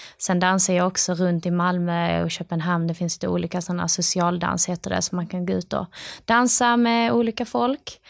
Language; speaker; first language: Swedish; native; Swedish